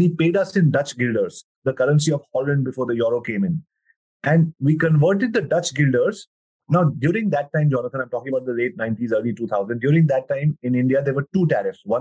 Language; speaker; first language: English; non-native, local second language; Hindi